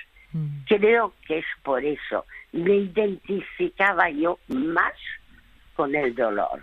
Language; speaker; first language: Spanish; early bilingual, other home language; French